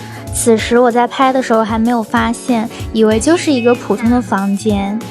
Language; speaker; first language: Chinese; native; Chinese